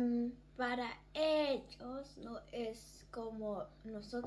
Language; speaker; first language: Spanish; early bilingual, heritage; German